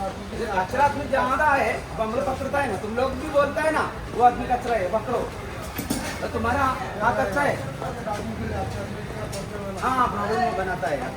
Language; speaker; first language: Hindi; non-native, local second language; Malayalam